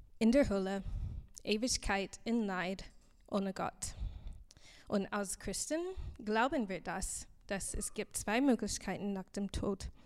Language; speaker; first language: German; non-native, learner; English